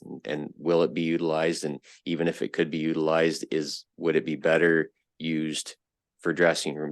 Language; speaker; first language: English; native; English